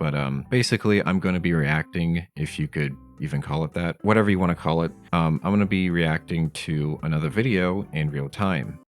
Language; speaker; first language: English; native; English